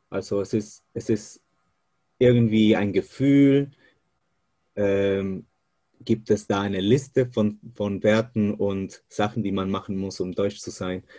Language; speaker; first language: German; non-native, fluent; Spanish